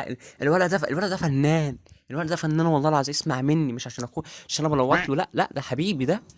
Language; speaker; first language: Arabic; native; Arabic